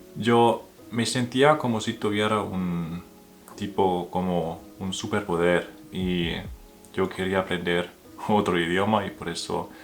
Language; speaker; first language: Spanish; non-native, fluent; German